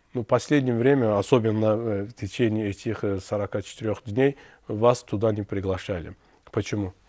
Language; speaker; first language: Russian; non-native, local second language; Azerbaijani